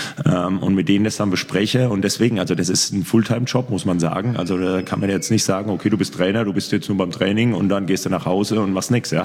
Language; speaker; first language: German; native; German